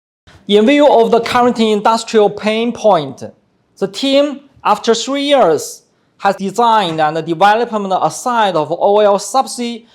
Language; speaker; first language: English; non-native, fluent; Chinese